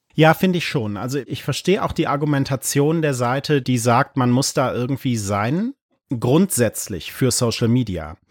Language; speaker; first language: German; native; German